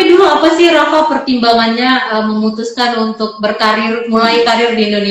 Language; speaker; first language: Indonesian; native; Indonesian